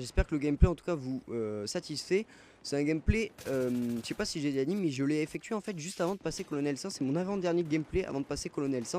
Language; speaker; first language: French; native; French